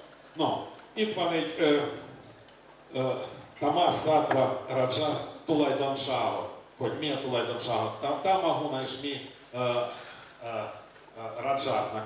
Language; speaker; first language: Hungarian; non-native, learner; Russian